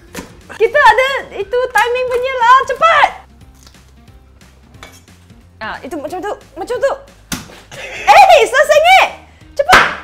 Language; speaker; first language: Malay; non-native, local second language; Cantonese